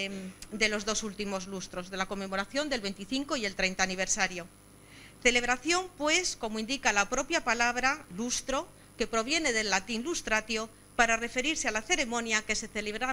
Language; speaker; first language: Spanish; native; Spanish